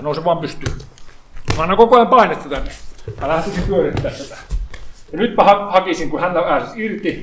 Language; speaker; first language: Finnish; native; Finnish